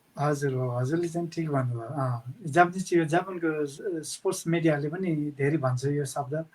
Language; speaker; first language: Nepali; native; Nepali